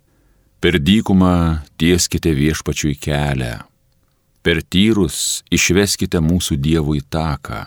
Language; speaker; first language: Lithuanian; native; Lithuanian